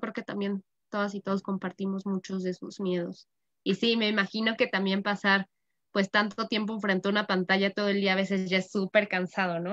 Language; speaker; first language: Spanish; native; Spanish